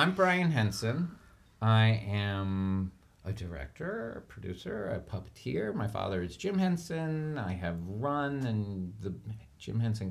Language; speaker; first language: English; native; English